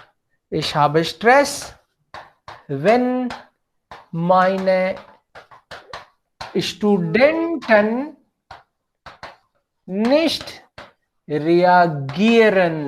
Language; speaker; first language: German; non-native, fluent; Hindi